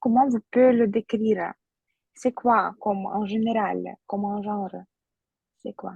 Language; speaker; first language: French; non-native, fluent; Russian